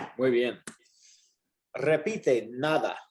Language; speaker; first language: Spanish; non-native, fluent; English